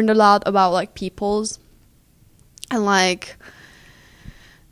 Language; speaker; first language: English; non-native, fluent; Hungarian